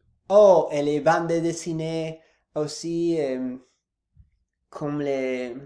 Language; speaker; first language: French; non-native, learner; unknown